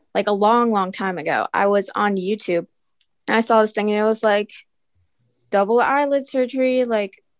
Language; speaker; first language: English; early bilingual, other home language; Filipino